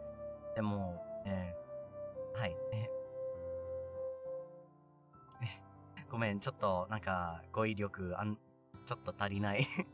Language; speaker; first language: Japanese; non-native, learner; English